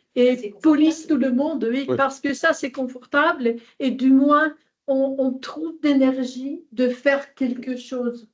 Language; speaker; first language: French; non-native, fluent; Polish